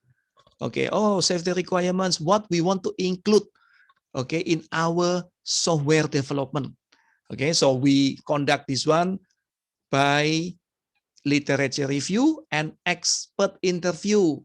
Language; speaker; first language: English; non-native, fluent; Indonesian